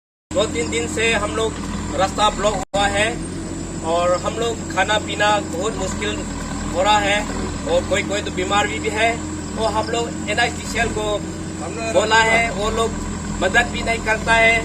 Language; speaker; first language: Hindi; non-native, local second language; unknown